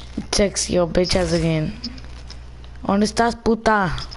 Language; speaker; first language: Spanish; early bilingual, heritage; Spanish